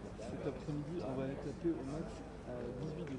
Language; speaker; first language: French; native; French